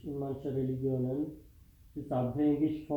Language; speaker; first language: German; non-native, fluent; Sinhala